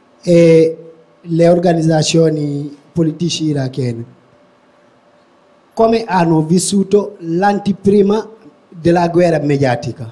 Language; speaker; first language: Italian; non-native, fluent; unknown